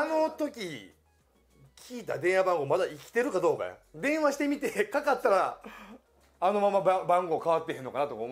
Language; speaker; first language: Japanese; native; Japanese